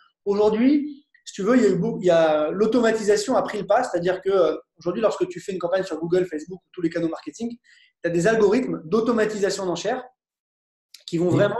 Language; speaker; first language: French; native; French